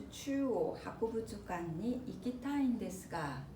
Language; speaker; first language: Japanese; non-native, fluent; Korean